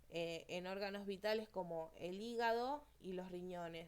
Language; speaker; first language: Spanish; native; Spanish